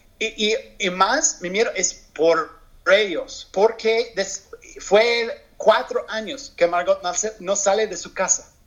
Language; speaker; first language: Spanish; non-native, learner; English